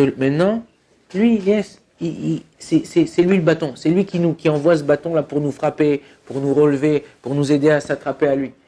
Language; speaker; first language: French; native; French